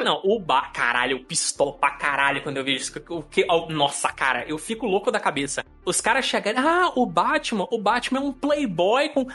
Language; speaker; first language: Portuguese; native; Portuguese